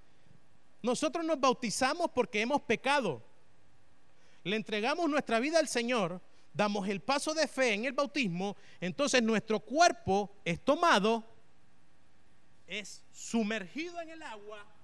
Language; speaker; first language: Spanish; native; Spanish